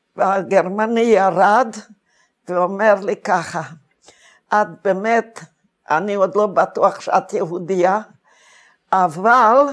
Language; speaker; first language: Hebrew; non-native, fluent; Hungarian